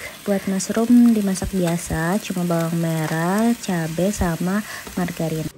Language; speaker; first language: Indonesian; native; Indonesian